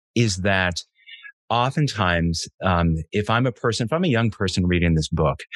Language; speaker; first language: English; native; English